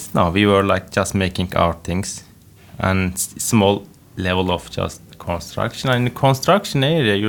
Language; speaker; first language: English; non-native, fluent; Turkish